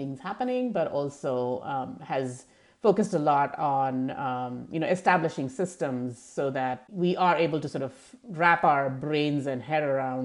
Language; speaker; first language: English; non-native, local second language; Hindi